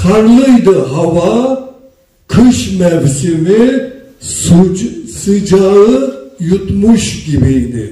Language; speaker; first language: Turkish; native; Turkish